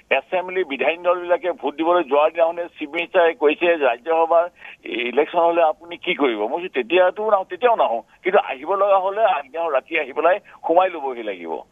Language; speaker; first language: Assamese; native; Assamese